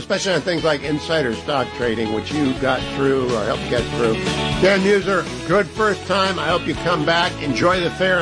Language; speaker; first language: English; native; English